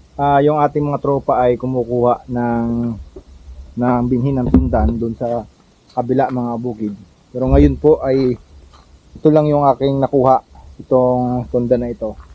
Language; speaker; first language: Filipino; native; Filipino